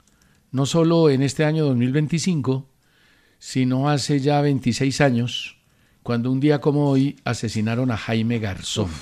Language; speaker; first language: Spanish; native; Spanish